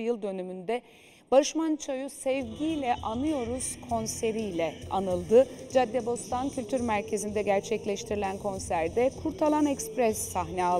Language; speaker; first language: Turkish; native; Turkish